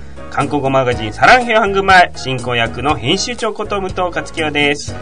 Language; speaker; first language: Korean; non-native, fluent; Japanese